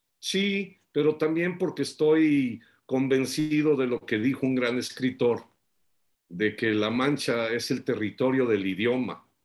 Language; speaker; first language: Spanish; native; Spanish